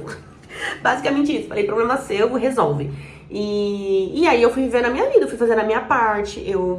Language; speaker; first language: Portuguese; native; Portuguese